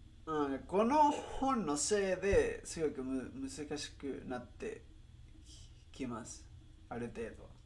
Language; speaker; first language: Japanese; non-native, learner; Spanish